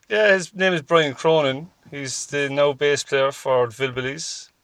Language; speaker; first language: English; native; English